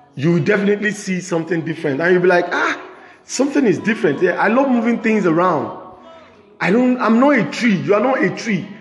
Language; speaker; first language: English; non-native, local second language; Yoruba